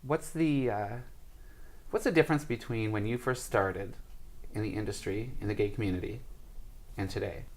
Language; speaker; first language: English; native; English